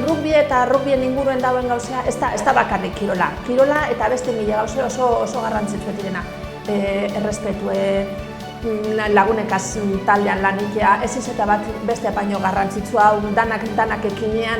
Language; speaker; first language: Basque; native; Basque